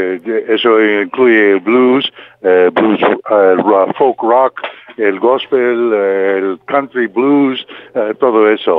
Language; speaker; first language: Spanish; non-native, fluent; English